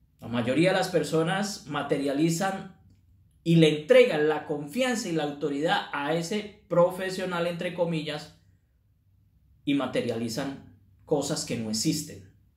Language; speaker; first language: Spanish; native; Spanish